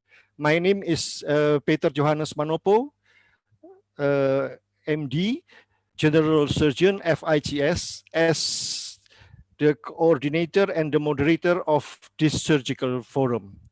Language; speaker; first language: English; non-native, learner; Indonesian